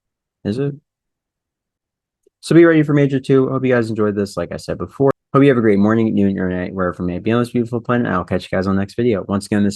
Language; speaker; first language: English; native; English